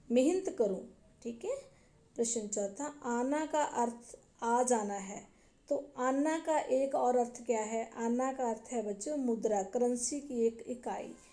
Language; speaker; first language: Hindi; non-native, local second language; Punjabi